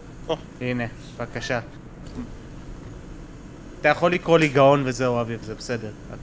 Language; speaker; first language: Hebrew; native; Hebrew